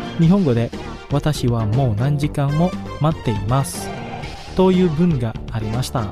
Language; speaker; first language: Japanese; non-native, fluent; Indonesian